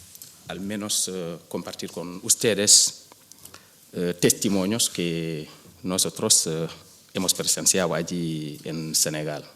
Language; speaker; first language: Spanish; non-native, fluent; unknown